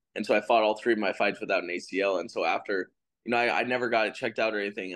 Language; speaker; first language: English; native; English